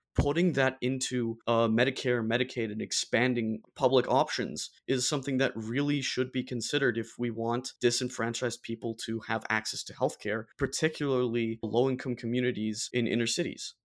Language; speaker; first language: English; non-native, fluent; German